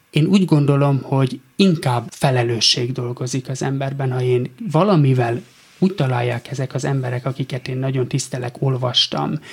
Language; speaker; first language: Hungarian; native; Hungarian